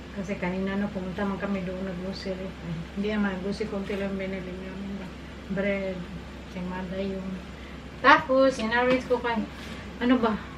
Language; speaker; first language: Filipino; non-native, local second language; Cebuano